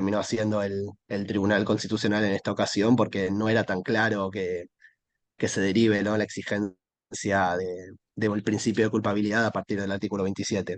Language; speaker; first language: Spanish; native; Spanish